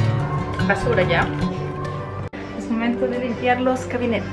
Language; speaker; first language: Spanish; native; Spanish